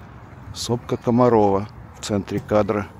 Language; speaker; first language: Russian; native; Russian